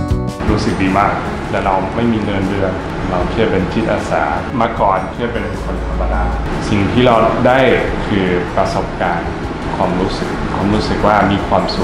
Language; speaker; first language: Thai; non-native, fluent; English